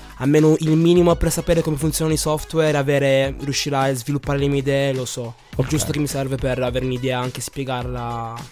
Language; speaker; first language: Italian; early bilingual, other home language; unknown